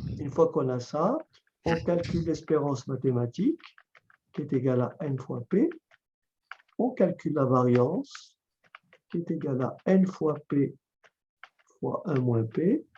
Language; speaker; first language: French; native; French